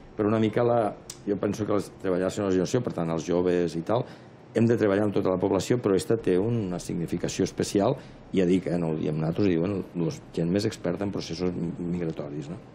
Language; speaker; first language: Catalan; native; Catalan